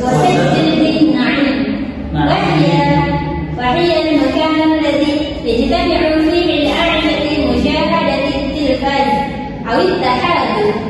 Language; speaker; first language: Arabic; non-native, learner; Indonesian